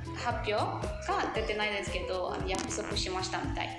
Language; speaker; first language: Japanese; non-native, fluent; Burmese